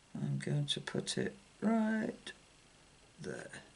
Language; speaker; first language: English; native; English